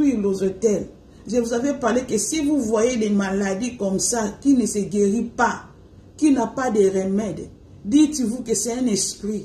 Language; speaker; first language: French; non-native, local second language; Lingala